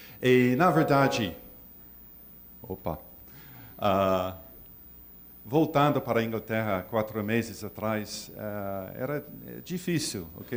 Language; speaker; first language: Portuguese; non-native, learner; English